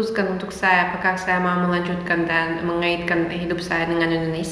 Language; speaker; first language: Indonesian; non-native, fluent; Russian